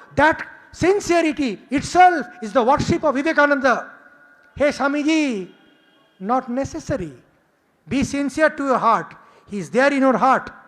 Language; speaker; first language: English; non-native, local second language; Bangla